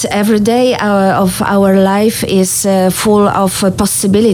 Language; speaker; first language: English; non-native, learner; Polish